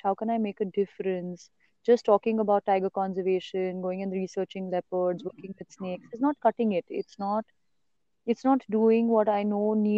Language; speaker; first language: English; non-native, local second language; Marathi